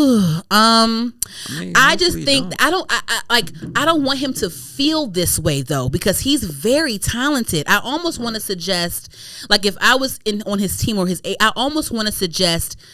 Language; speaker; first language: English; native; English